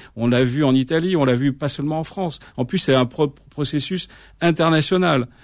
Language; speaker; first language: French; native; French